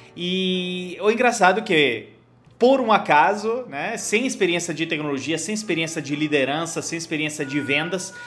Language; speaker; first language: Portuguese; non-native, fluent; Italian